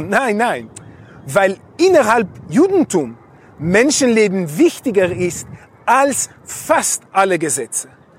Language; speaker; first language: German; non-native, fluent; Hebrew